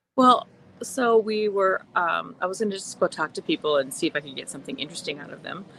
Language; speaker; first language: English; early bilingual, other home language; Norwegian